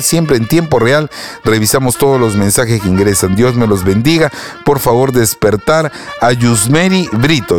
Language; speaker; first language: Spanish; native; Spanish